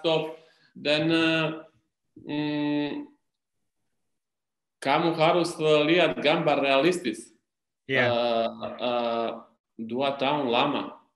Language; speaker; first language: Indonesian; non-native, learner; Serbian